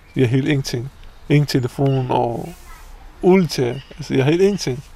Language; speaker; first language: Danish; non-native, fluent; Persian